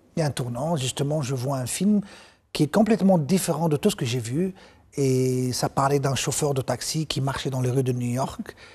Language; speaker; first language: French; non-native, local second language; Arabic